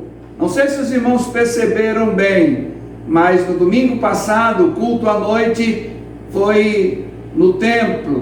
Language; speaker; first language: Portuguese; native; Portuguese